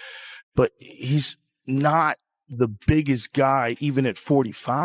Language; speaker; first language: English; native; English